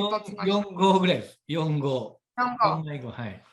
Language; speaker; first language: Japanese; native; Japanese